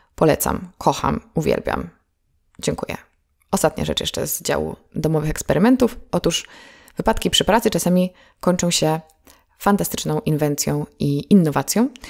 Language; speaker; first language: Polish; native; Polish